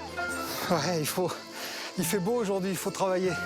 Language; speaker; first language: French; native; French